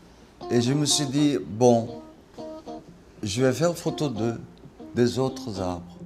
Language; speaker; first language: French; non-native, fluent; Korean